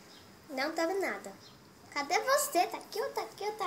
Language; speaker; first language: Portuguese; native; Portuguese